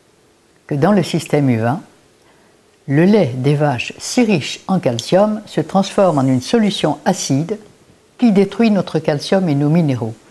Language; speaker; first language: French; native; French